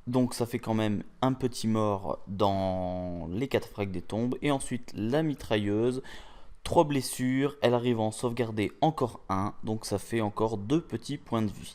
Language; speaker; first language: French; native; French